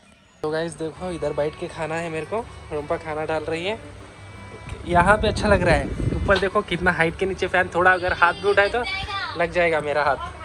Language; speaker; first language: Hindi; non-native, local second language; Bangla